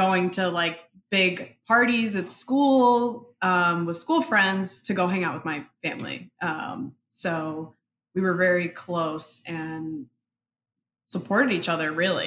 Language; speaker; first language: English; early bilingual, other home language; Spanish